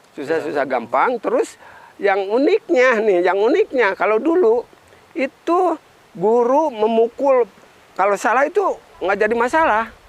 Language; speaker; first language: Indonesian; early bilingual, other home language; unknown